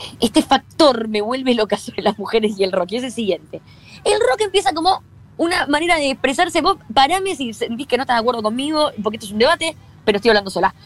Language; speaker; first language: Spanish; native; Spanish